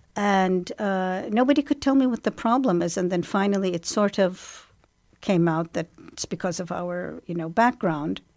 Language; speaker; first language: English; non-native, fluent; Arabic